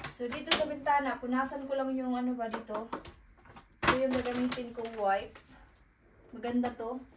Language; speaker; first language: Filipino; non-native, local second language; Cebuano